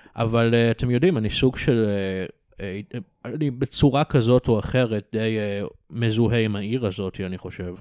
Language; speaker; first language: Hebrew; native; Hebrew